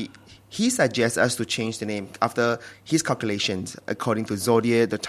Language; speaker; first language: English; non-native, local second language; Chinese